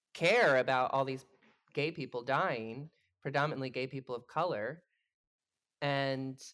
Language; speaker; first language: English; native; English